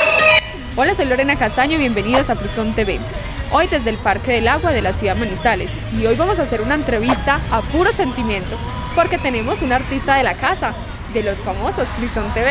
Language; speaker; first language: Spanish; native; Spanish